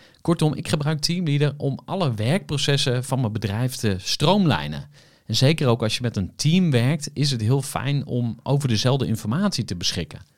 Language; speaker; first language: Dutch; native; Dutch